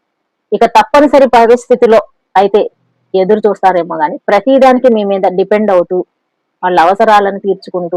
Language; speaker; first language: Telugu; native; Telugu